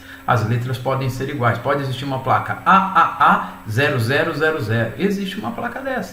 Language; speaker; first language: Portuguese; native; Portuguese